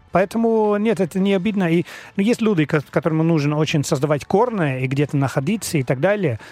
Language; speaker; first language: Russian; non-native, learner; Dutch